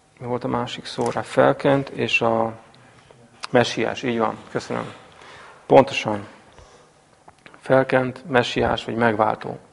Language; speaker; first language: Hungarian; native; Hungarian